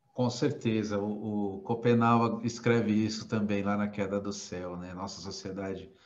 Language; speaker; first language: Portuguese; native; Portuguese